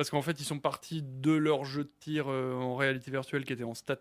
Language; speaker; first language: French; native; French